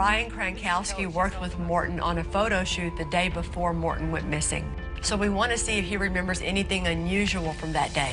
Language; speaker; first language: English; native; English